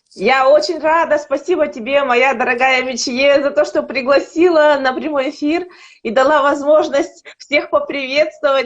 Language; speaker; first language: Russian; native; Russian